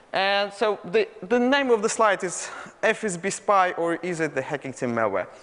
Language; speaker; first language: English; non-native, fluent; Russian